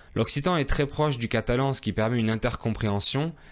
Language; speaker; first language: French; native; French